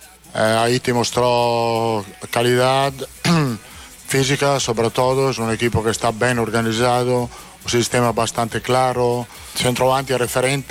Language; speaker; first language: Portuguese; non-native, learner; Italian